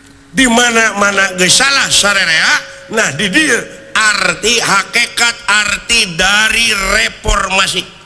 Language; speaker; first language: Malay; non-native, local second language; Sundanese